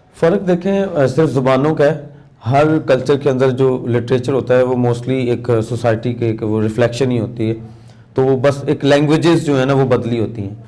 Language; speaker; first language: Urdu; non-native, local second language; Punjabi